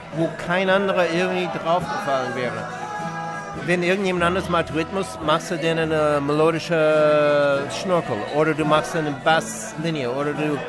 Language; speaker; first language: German; non-native, fluent; English